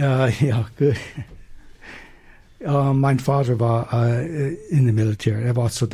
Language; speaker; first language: German; non-native, learner; English